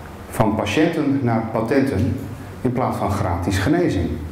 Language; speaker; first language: Dutch; native; Dutch